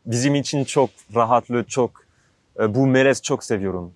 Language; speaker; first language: Turkish; non-native, learner; French